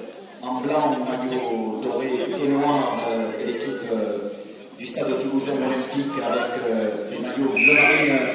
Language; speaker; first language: French; native; French